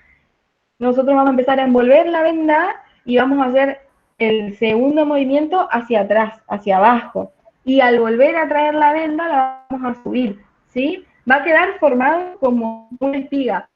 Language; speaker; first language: Spanish; native; Spanish